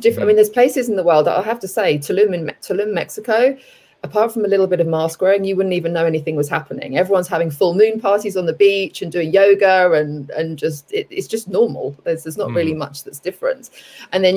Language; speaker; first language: English; native; English